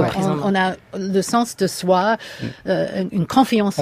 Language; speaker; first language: French; non-native, fluent; English